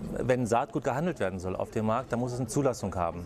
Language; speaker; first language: German; native; German